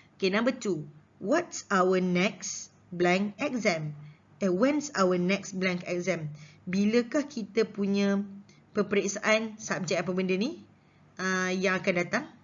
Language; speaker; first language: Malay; native; Malay